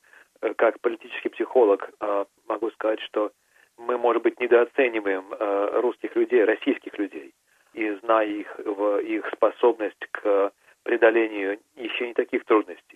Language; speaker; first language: Russian; native; Russian